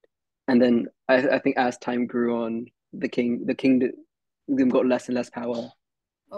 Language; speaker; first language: English; early bilingual, other home language; Hindi